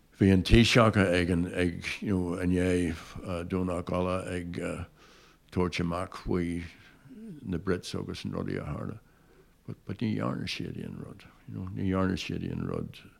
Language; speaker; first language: Irish; non-native, local second language; English